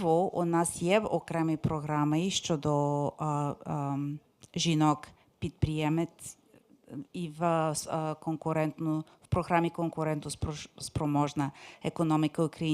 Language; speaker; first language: Ukrainian; non-native, fluent; English